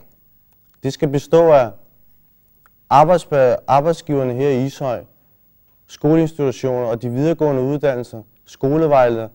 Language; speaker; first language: Danish; early bilingual, other home language; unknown